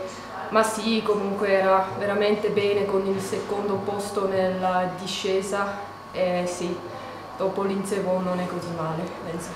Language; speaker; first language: Italian; non-native, learner; German